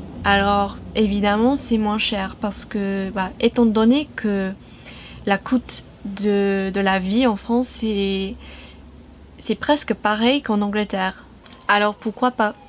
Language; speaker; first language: French; non-native, fluent; English